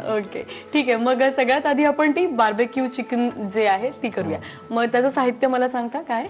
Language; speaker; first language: Marathi; native; Marathi